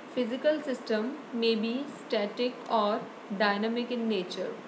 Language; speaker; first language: English; non-native, local second language; Punjabi